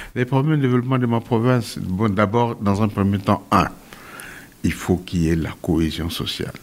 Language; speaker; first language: French; non-native, local second language; Kongo